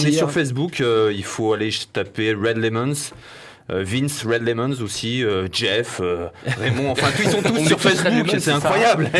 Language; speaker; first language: French; native; French